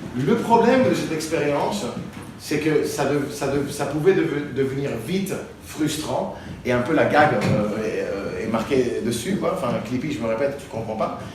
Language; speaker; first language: French; non-native, fluent; Spanish